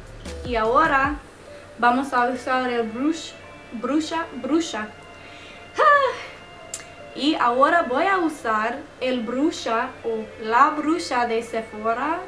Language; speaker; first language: Spanish; non-native, learner; English